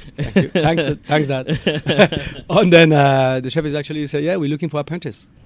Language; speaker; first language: English; non-native, fluent; French